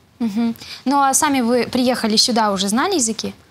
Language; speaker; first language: Russian; native; Russian